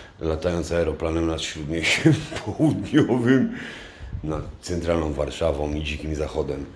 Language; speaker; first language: Polish; native; Polish